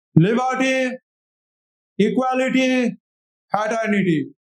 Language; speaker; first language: English; non-native, local second language; Bangla